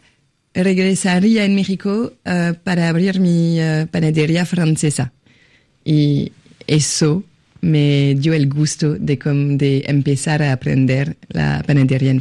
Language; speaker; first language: Spanish; non-native, fluent; French